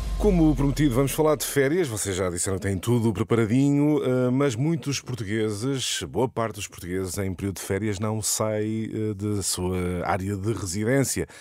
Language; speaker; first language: Portuguese; native; Portuguese